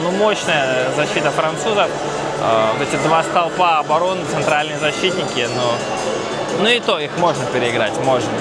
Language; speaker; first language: Russian; native; Russian